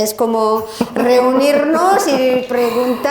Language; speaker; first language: Spanish; non-native, learner; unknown